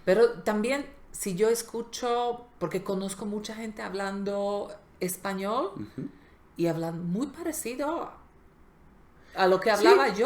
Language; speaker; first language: Spanish; non-native, fluent; Slovak